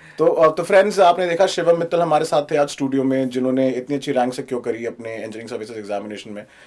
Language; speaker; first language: Hindi; native; Hindi